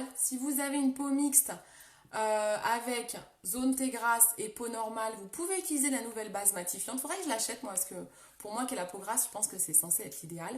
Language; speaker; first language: French; native; French